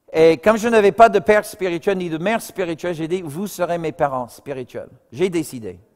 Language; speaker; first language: French; non-native, fluent; English